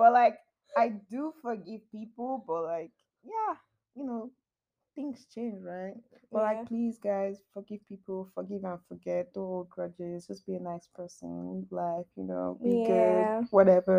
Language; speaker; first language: English; non-native, local second language; Yoruba